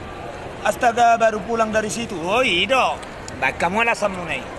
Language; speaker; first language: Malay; non-native, local second language; Batak Toba